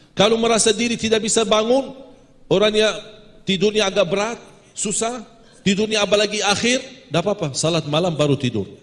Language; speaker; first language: Malay; non-native, fluent; Arabic